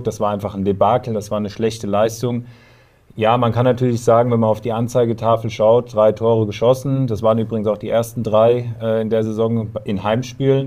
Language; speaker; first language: German; native; German